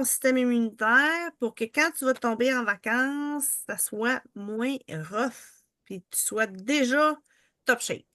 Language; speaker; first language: French; native; French